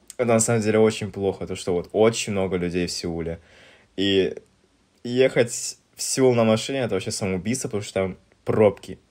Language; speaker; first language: Russian; native; Russian